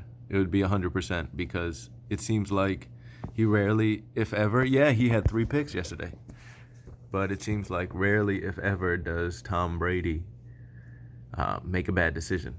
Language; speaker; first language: English; native; English